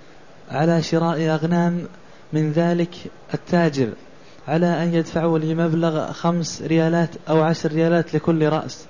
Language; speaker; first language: Arabic; native; Arabic